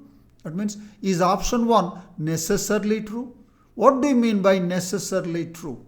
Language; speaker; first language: English; non-native, local second language; Telugu